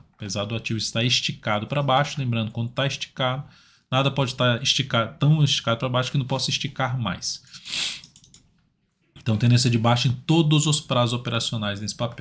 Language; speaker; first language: Portuguese; native; Portuguese